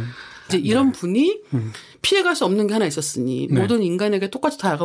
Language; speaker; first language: Korean; native; Korean